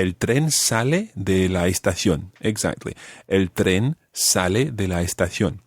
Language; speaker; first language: Spanish; non-native, fluent; English